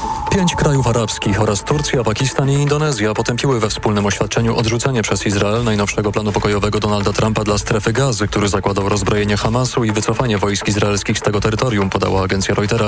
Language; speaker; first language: Polish; native; Polish